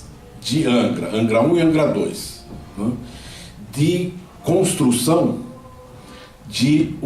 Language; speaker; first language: Portuguese; native; Portuguese